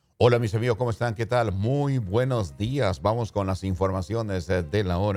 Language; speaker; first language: Spanish; native; Spanish